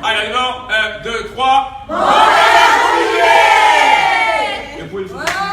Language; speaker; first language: French; native; French